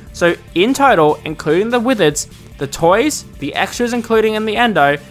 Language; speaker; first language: English; native; English